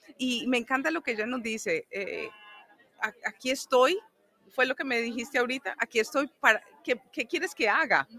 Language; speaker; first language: Spanish; early bilingual, heritage; Spanish